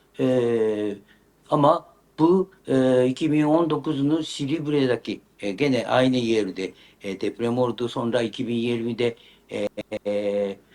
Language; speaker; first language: Turkish; non-native, learner; Japanese